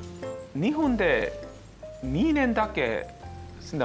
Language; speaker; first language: Japanese; non-native, fluent; Korean